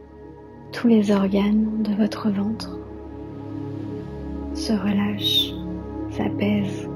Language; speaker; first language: French; native; French